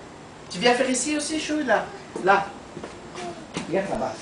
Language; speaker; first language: French; native; French